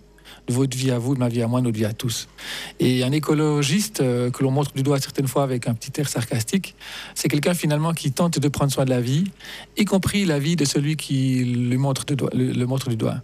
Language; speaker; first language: French; native; French